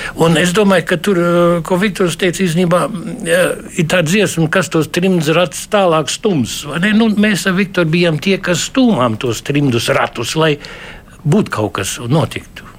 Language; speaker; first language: Latvian; early bilingual, heritage; Latvian